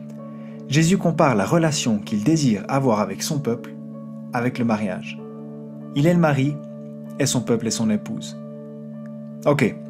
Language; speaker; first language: French; native; French